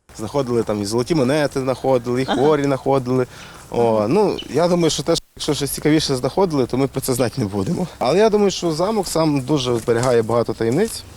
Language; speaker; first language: Ukrainian; native; Ukrainian